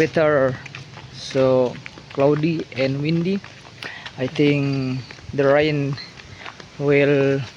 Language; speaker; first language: English; non-native, learner; Indonesian